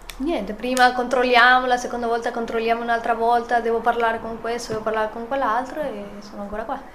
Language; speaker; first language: Italian; non-native, fluent; Spanish